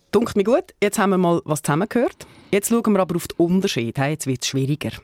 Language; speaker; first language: German; native; German